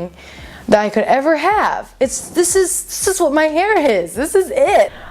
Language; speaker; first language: English; native; English